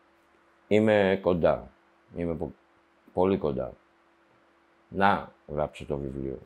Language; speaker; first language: Greek; early bilingual, heritage; Greek